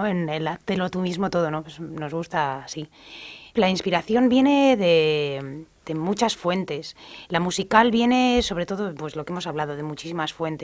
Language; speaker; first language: Spanish; native; Spanish